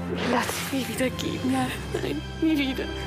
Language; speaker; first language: German; native; German